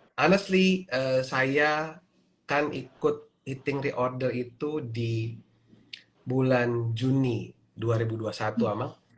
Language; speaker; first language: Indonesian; native; Indonesian